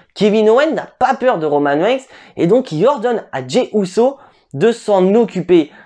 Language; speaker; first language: French; native; French